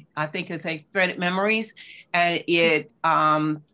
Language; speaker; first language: English; native; English